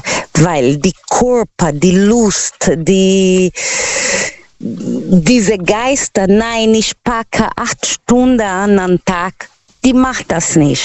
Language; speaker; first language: German; non-native, learner; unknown